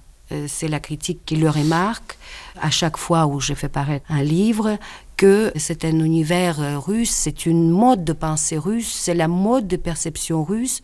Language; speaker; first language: French; non-native, fluent; Russian